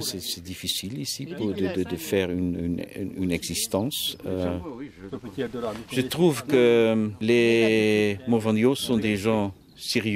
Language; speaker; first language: French; non-native, fluent; Dutch